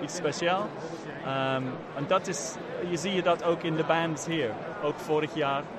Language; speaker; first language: Dutch; non-native, fluent; English